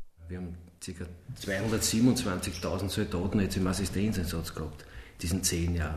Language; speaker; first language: German; native; German